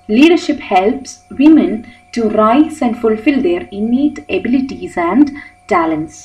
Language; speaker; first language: English; non-native, local second language; Malayalam